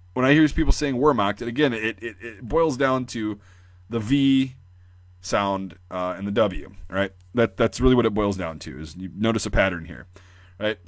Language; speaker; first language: English; native; English